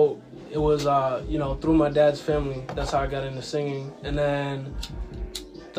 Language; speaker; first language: English; early bilingual, other home language; Ukrainian